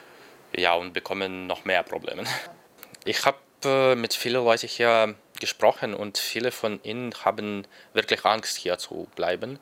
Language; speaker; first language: German; non-native, fluent; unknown